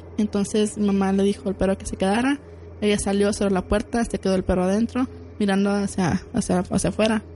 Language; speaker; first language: Spanish; early bilingual, heritage; Spanish